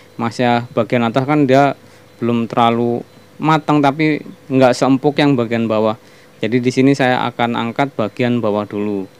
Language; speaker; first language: Indonesian; non-native, local second language; Javanese